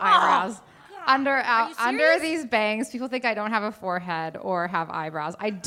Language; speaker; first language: English; native; English